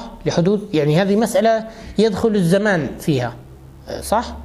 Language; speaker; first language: Arabic; native; Arabic